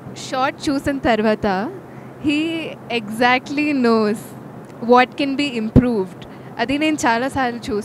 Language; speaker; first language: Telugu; non-native, local second language; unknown